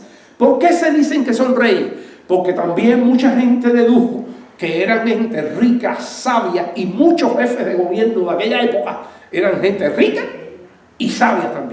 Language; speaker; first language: Spanish; native; Spanish